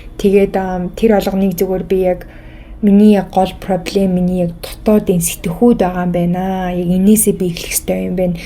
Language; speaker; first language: Mongolian; early bilingual, heritage; Mongolian